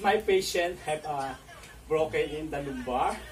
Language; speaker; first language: English; non-native, learner; Filipino